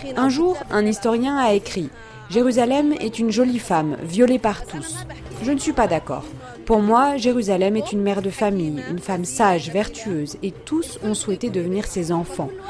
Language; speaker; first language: French; non-native, fluent; Arabic